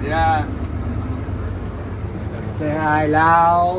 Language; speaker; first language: English; non-native, learner; Vietnamese